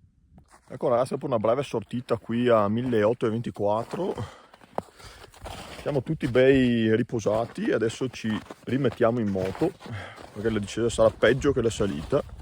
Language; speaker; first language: Italian; native; Italian